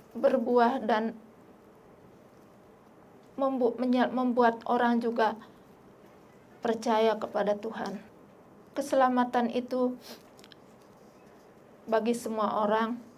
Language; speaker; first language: Indonesian; non-native, local second language; Sasak